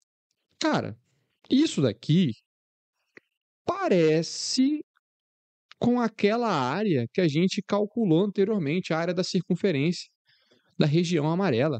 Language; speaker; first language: Portuguese; native; Portuguese